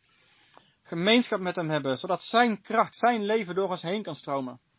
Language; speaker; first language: Dutch; native; Dutch